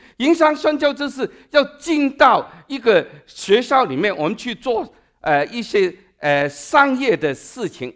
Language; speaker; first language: Chinese; non-native, local second language; Cantonese